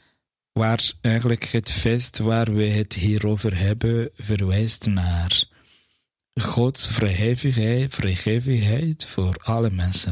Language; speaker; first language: Dutch; non-native, fluent; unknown